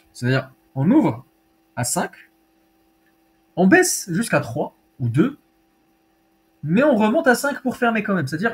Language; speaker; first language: French; native; French